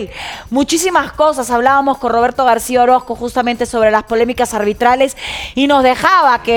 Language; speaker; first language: Spanish; native; Spanish